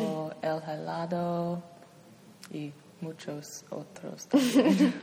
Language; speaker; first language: Spanish; non-native, learner; English